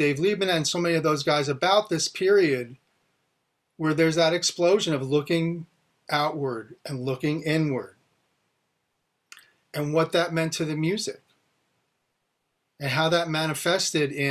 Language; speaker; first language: English; native; English